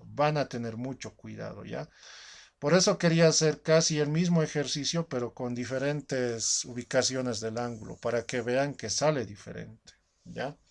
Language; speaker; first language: Spanish; native; Spanish